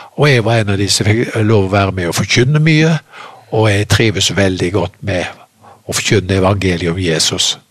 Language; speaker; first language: Norwegian; native; Norwegian